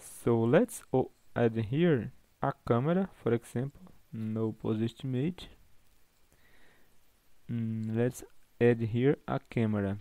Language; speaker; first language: English; non-native, fluent; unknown